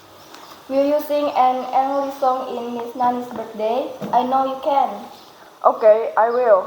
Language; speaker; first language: English; non-native, learner; Indonesian